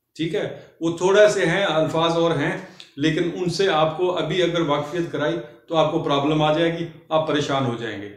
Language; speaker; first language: Urdu; native; Urdu